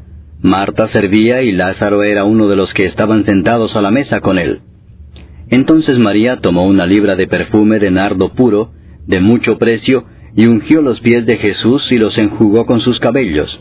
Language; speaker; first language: Spanish; native; Spanish